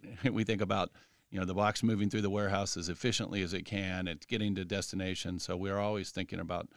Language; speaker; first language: English; native; English